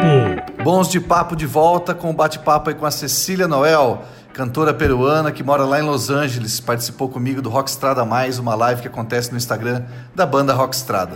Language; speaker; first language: Portuguese; native; Portuguese